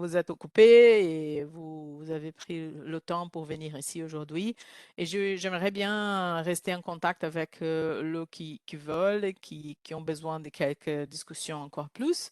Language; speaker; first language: French; non-native, learner; Portuguese